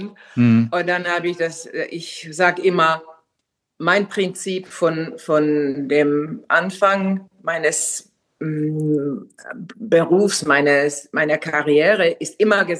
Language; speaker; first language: German; non-native, fluent; Finnish